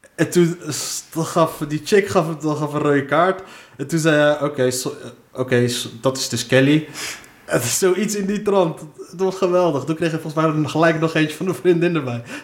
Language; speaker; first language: Dutch; early bilingual, other home language; Arabic